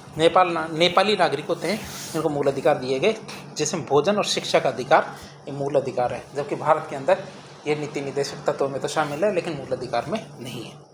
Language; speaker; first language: Hindi; native; Hindi